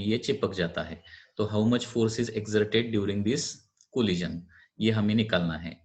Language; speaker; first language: Hindi; non-native, local second language; Marathi